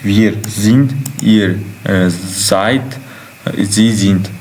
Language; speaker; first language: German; non-native, learner; Uzbek